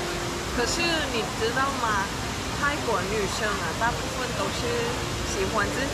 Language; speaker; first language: Chinese; non-native, fluent; Thai